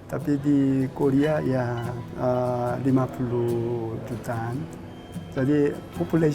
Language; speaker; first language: Indonesian; non-native, learner; Korean